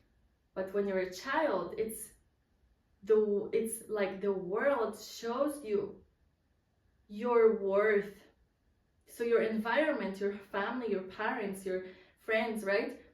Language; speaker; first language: English; non-native, fluent; Polish